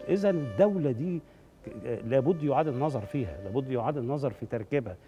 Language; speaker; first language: Arabic; native; Arabic